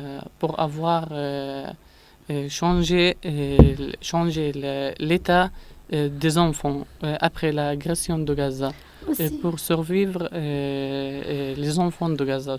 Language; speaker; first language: French; non-native, learner; Arabic